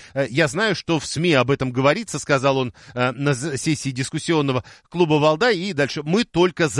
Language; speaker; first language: Russian; native; Russian